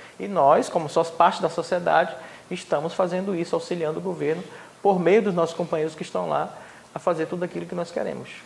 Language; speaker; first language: Portuguese; non-native, local second language; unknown